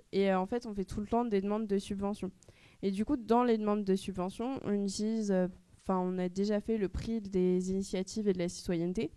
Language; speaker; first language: French; native; French